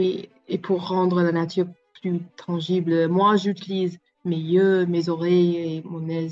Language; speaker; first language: French; non-native, learner; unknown